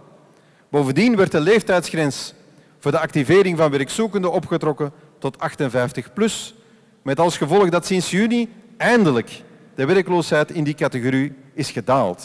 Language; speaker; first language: Dutch; native; Dutch